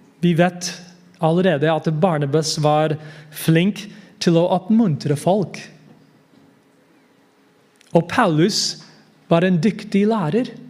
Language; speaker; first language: Norwegian; non-native, fluent; English